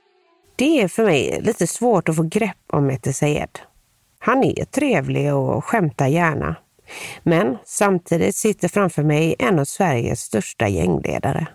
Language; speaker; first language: Swedish; native; Swedish